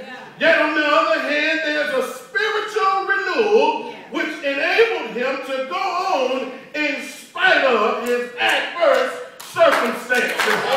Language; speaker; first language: English; native; English